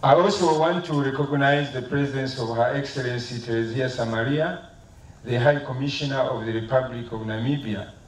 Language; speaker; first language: English; non-native, local second language; Swahili